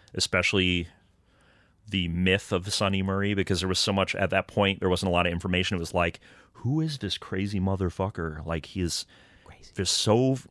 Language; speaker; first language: English; native; English